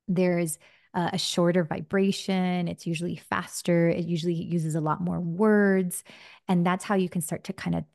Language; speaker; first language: English; early bilingual, other home language; Spanish